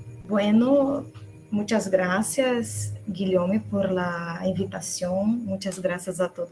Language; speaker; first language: Spanish; non-native, fluent; Portuguese